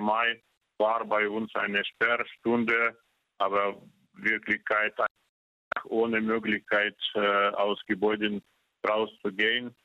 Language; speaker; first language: German; non-native, fluent; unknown